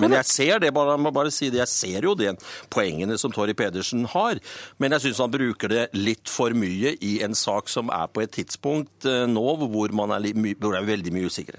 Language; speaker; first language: Norwegian; native; Norwegian